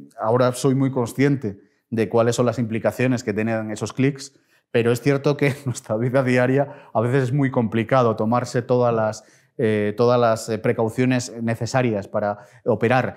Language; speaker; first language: Spanish; native; Spanish